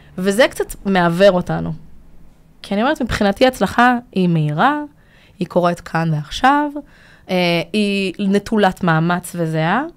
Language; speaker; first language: Hebrew; early bilingual, other home language; Russian